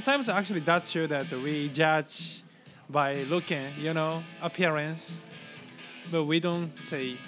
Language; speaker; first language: English; non-native, learner; Japanese